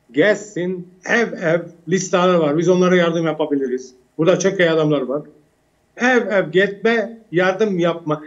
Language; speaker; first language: Turkish; early bilingual, heritage; Turkish